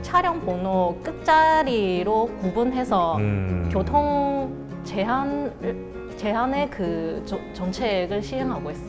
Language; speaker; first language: Korean; non-native, fluent; Chinese